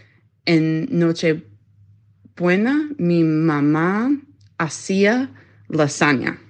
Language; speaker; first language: Spanish; non-native, learner; English